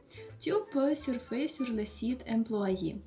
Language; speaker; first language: French; non-native, learner; Ukrainian